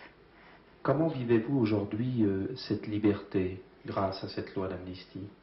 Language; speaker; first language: French; native; French